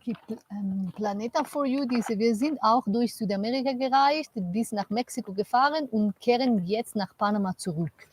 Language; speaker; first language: German; non-native, learner; Spanish